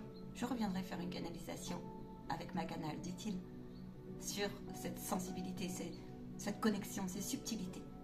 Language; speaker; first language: French; native; French